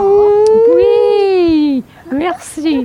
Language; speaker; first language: French; native; French